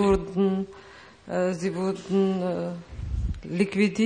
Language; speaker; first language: German; non-native, fluent; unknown